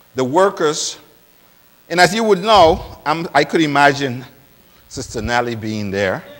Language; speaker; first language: English; non-native, fluent; Spanish